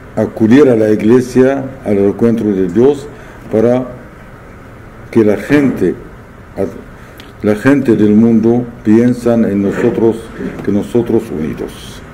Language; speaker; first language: Spanish; non-native, fluent; Arabic